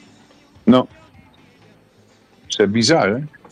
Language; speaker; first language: French; non-native, fluent; Dutch